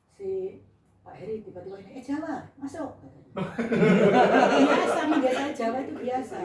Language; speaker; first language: Indonesian; non-native, local second language; Javanese